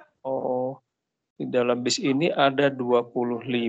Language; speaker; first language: Indonesian; native; Indonesian